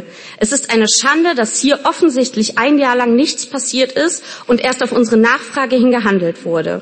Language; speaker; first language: German; native; German